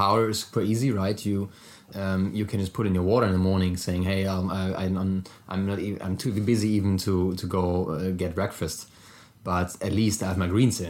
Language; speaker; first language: English; non-native, fluent; German